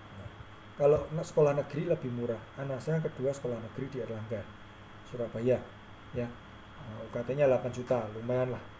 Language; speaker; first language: Indonesian; native; Indonesian